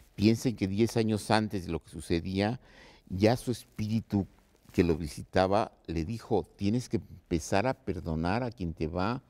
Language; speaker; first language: Spanish; native; Spanish